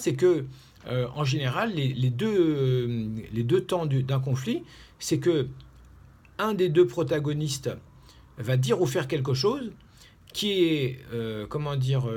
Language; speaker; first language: French; native; French